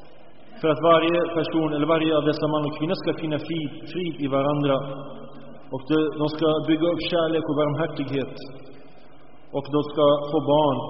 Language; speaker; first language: Swedish; early bilingual, other home language; Arabic